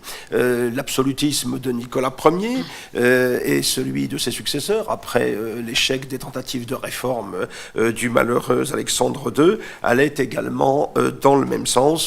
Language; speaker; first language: French; native; French